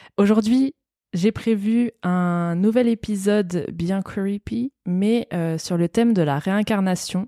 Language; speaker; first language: French; native; French